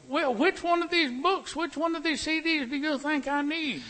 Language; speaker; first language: English; native; English